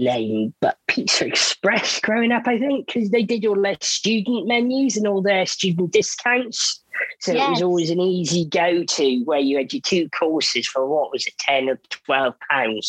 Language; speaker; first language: English; native; English